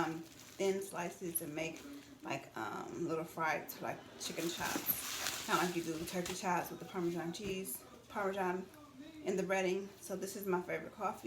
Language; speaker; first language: English; native; English